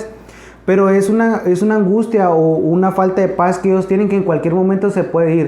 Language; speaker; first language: Spanish; native; Spanish